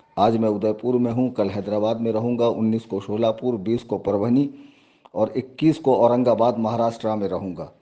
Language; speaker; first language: Urdu; native; Urdu